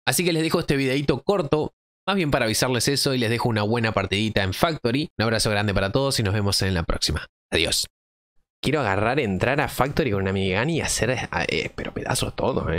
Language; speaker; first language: Spanish; native; Spanish